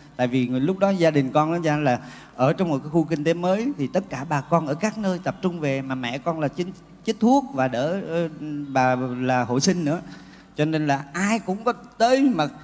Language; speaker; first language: Vietnamese; native; Vietnamese